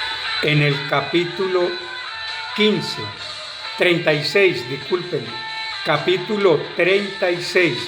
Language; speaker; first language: Spanish; native; Spanish